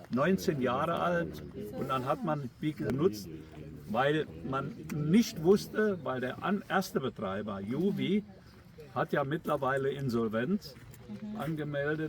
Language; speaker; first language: German; native; German